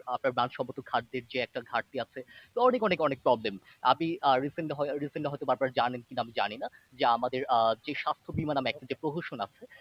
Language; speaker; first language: Bangla; non-native, local second language; Chakma